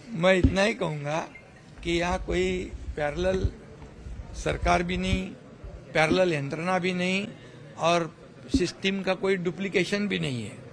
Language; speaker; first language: Hindi; non-native, local second language; Marathi